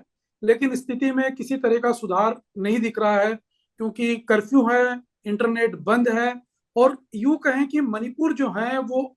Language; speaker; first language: Hindi; native; Hindi